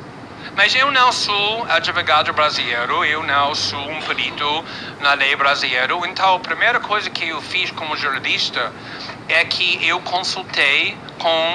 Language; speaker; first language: Portuguese; non-native, fluent; English